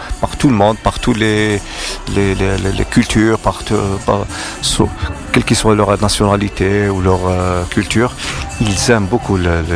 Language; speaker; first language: French; non-native, local second language; Arabic